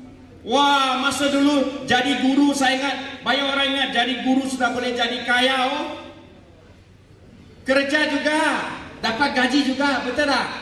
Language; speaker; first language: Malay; non-native, local second language; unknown